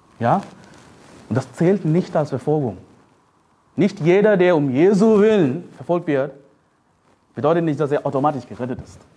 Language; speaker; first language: German; non-native, fluent; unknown